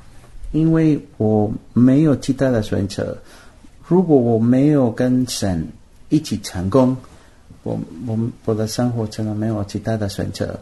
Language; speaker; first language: Chinese; non-native, fluent; Spanish